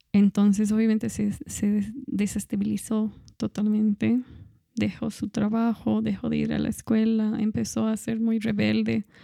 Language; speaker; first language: Spanish; non-native, fluent; English